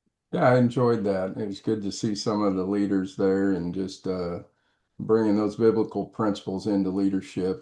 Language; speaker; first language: English; native; English